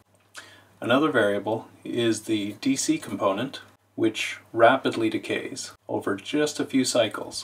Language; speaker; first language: English; native; English